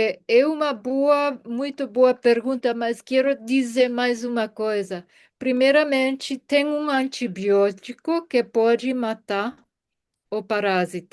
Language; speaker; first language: Portuguese; non-native, fluent; German